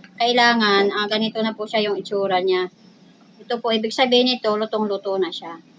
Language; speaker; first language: Filipino; native; Filipino